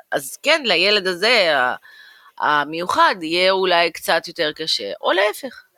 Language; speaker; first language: Hebrew; early bilingual, other home language; Russian